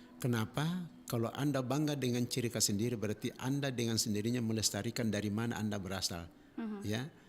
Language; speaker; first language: Indonesian; native; Indonesian